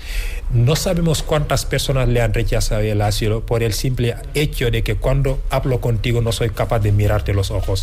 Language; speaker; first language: Spanish; non-native, fluent; Wolof